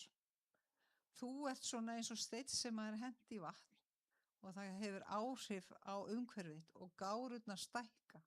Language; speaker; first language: Icelandic; native; Icelandic